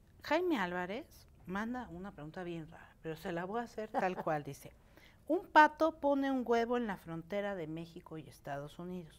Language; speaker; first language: Spanish; native; Spanish